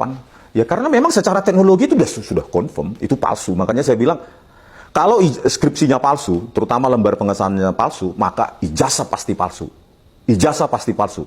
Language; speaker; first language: Indonesian; native; Indonesian